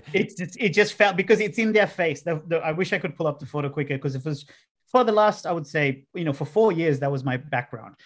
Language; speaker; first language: English; non-native, local second language; Sinhala